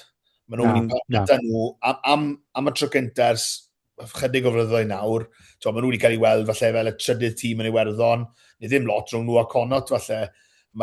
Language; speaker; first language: Welsh; native; Welsh